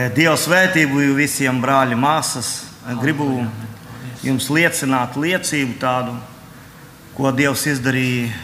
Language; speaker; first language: Latvian; non-native, local second language; Russian